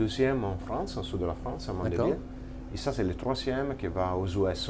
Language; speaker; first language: French; non-native, fluent; Italian